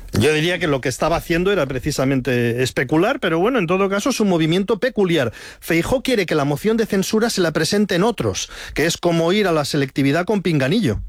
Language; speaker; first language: Spanish; native; Spanish